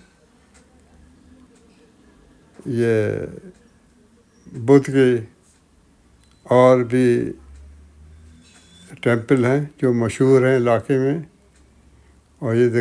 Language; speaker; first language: Urdu; native; Urdu